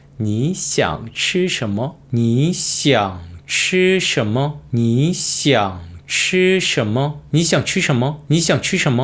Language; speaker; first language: Chinese; non-native, fluent; Korean